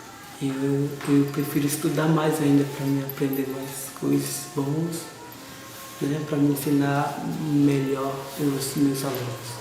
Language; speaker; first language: Portuguese; non-native, local second language; Guarani